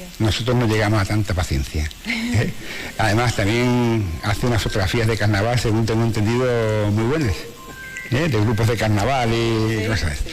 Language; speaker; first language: Spanish; native; Spanish